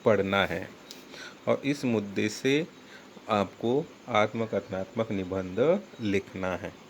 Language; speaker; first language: Hindi; non-native, local second language; Marathi